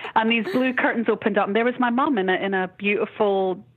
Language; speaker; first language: English; native; English